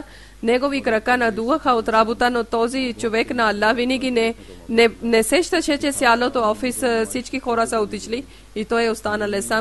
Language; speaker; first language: Bulgarian; non-native, learner; Urdu